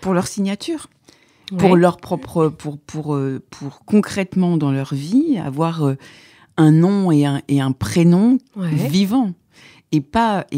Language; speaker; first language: French; native; French